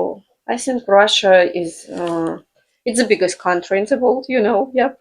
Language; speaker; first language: English; non-native, fluent; Russian